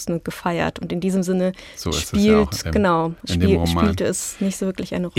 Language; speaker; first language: German; early bilingual, other home language; Russian